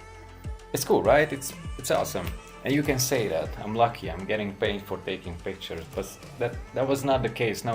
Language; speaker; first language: English; non-native, fluent; Hungarian